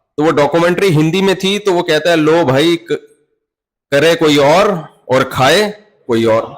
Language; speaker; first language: Urdu; native; Urdu